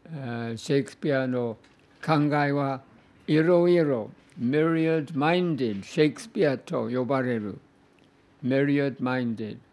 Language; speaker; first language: Japanese; non-native, fluent; English